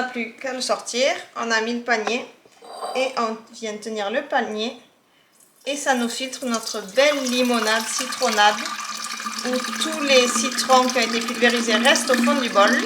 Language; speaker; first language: French; native; French